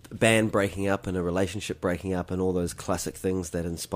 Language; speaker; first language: English; native; English